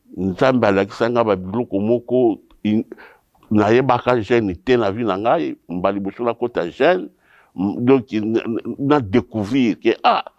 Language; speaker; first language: Lingala; non-native, local second language; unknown